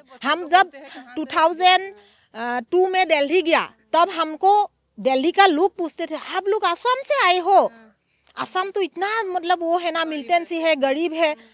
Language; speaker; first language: Hindi; non-native, local second language; Assamese